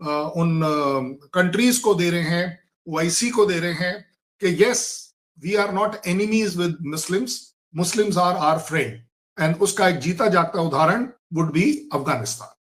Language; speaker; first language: Hindi; native; Hindi